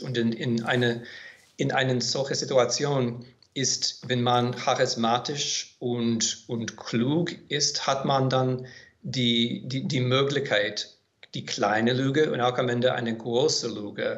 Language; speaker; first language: German; non-native, fluent; English